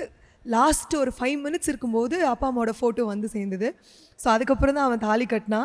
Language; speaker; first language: Tamil; native; Tamil